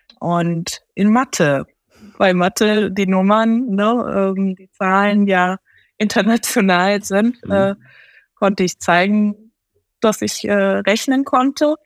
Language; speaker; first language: German; early bilingual, other home language; Japanese